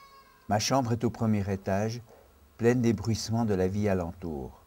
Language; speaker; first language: French; native; French